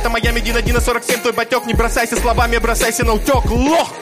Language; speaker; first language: Russian; native; Russian